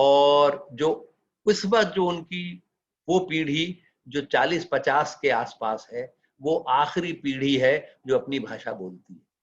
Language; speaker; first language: Hindi; native; Hindi